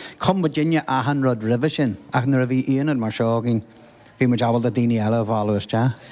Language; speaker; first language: Irish; non-native, local second language; English